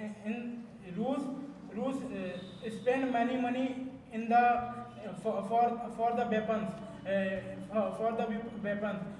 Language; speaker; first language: English; non-native, learner; Hindi